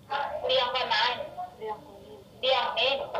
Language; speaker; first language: Cantonese; non-native, learner; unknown